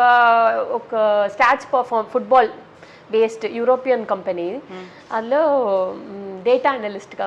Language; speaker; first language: Telugu; non-native, local second language; Tamil